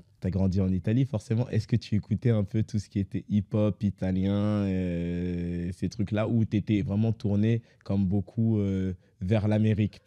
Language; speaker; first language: French; native; French